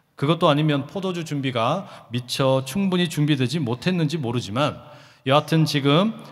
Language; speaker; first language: Korean; native; Korean